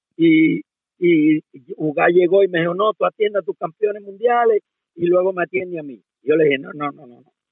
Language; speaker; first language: Spanish; native; Spanish